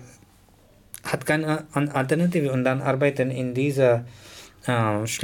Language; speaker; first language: German; non-native, learner; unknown